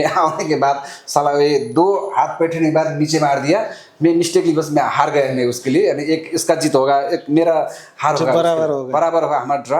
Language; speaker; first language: Hindi; non-native, learner; Nepali